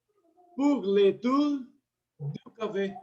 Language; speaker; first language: French; non-native, learner; Spanish